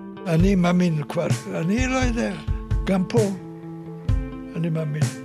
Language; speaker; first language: Hebrew; non-native, fluent; Yiddish